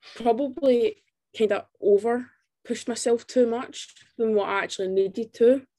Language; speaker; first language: English; native; English